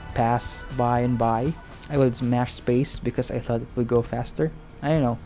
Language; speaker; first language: English; non-native, local second language; Hiligaynon